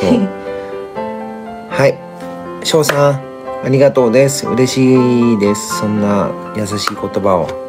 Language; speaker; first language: Japanese; native; Japanese